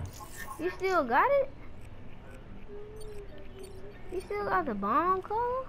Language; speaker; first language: English; native; English